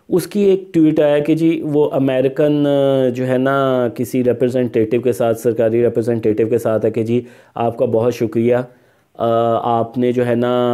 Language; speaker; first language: Urdu; non-native, local second language; Punjabi